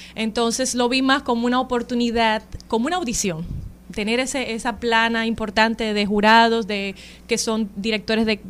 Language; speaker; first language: Spanish; native; Spanish